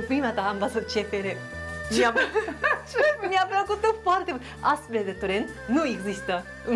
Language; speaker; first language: Romanian; non-native, fluent; Japanese